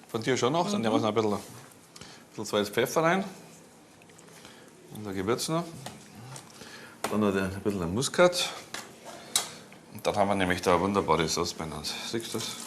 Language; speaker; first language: German; native; German